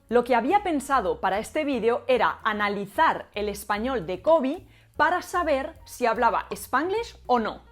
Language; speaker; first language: Spanish; native; Spanish